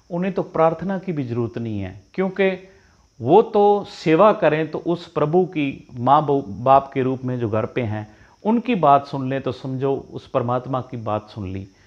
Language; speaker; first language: Hindi; non-native, local second language; Punjabi